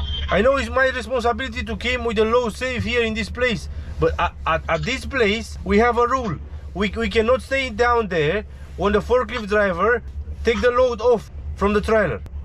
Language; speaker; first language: English; non-native, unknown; Romanian